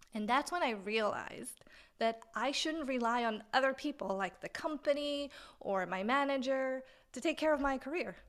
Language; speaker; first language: English; non-native, fluent; Hebrew